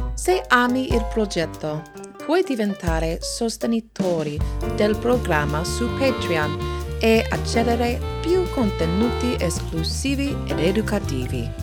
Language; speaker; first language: Italian; non-native, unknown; English